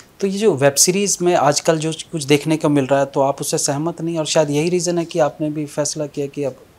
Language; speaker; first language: Hindi; native; Hindi